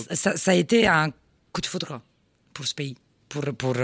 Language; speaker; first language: French; non-native, fluent; Romanian